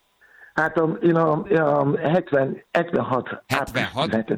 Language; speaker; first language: Hungarian; non-native, fluent; Yoruba